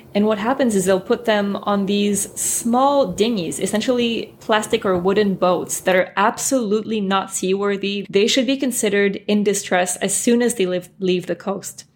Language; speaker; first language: English; early bilingual, other home language; French